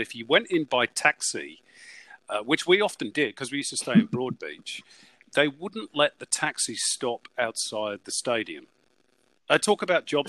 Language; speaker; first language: English; native; English